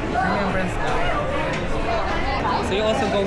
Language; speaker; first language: English; non-native, learner; Filipino